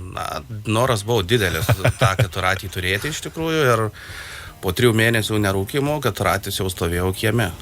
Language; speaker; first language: Lithuanian; native; Lithuanian